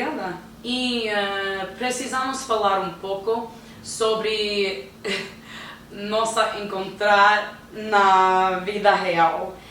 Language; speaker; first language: Portuguese; non-native, learner; English